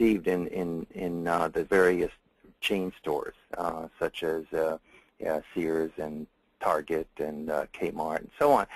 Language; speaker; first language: English; native; English